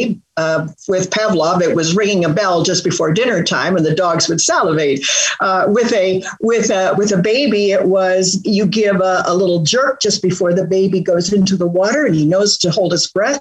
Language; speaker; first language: English; native; English